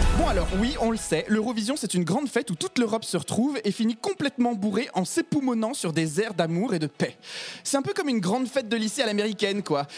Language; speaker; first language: French; native; French